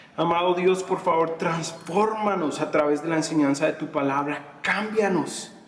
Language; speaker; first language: Spanish; native; Spanish